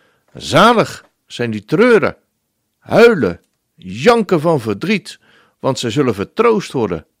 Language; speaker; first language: Dutch; native; Dutch